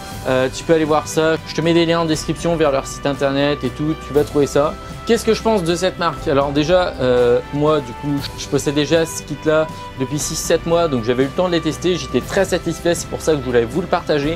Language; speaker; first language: French; native; French